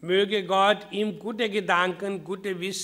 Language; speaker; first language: German; non-native, fluent; Hindi